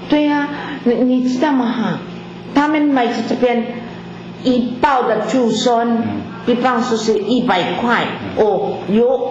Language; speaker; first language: Chinese; non-native, learner; Filipino